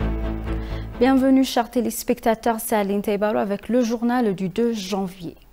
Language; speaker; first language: French; non-native, fluent; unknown